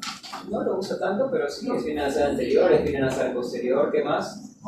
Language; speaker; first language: Spanish; native; Spanish